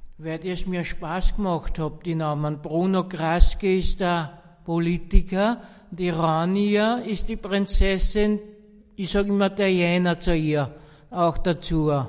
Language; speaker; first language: German; native; German